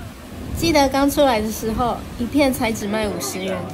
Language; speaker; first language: Chinese; native; Chinese